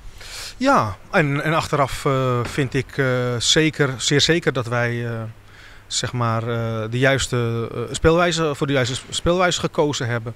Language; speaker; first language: Dutch; native; Dutch